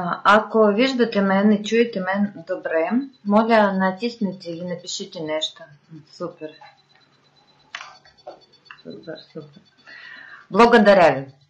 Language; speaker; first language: Bulgarian; non-native, fluent; Russian